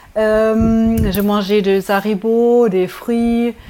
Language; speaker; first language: French; non-native, learner; German